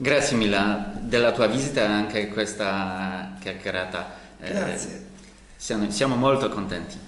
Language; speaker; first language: Italian; non-native, learner; Polish